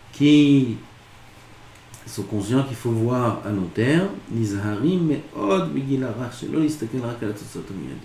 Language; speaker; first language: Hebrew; non-native, fluent; French